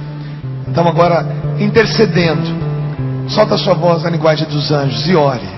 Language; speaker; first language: Portuguese; native; Portuguese